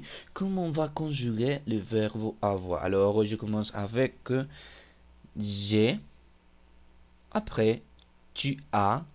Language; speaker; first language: French; non-native, fluent; Spanish